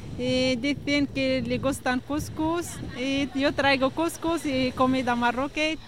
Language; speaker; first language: Spanish; non-native, learner; Arabic